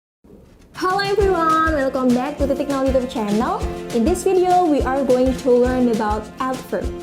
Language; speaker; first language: English; non-native, learner; Indonesian